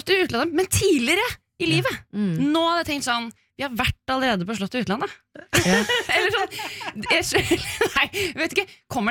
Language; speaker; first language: Norwegian; native; Norwegian